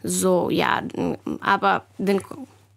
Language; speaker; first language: German; non-native, learner; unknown